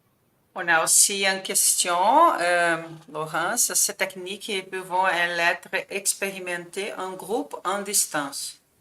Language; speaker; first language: French; non-native, fluent; Portuguese